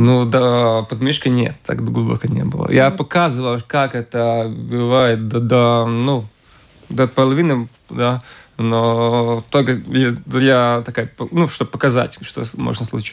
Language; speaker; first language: Russian; non-native, local second language; Latvian